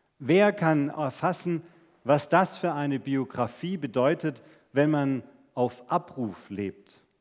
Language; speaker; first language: German; native; German